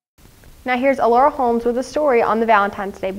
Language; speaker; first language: English; native; English